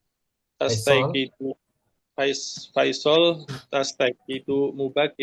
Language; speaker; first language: Arabic; non-native, learner; Indonesian